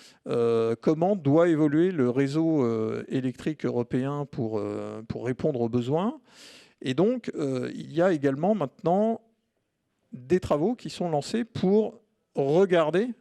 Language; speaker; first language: French; native; French